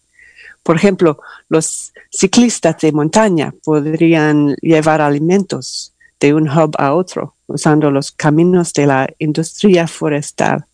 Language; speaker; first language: Spanish; non-native, learner; English